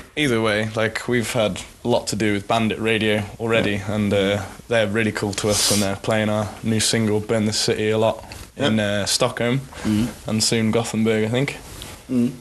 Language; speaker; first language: English; native; English